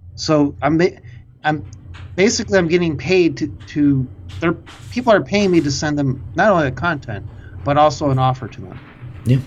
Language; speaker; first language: English; native; English